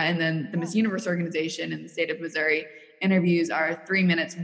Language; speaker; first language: English; native; English